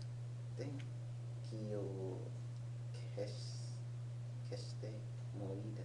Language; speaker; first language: Japanese; non-native, learner; English